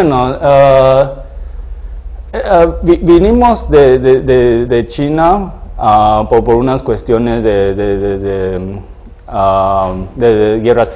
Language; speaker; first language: Spanish; non-native, fluent; Chinese